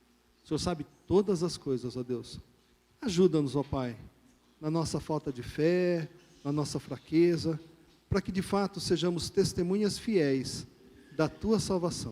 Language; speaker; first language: Portuguese; native; Portuguese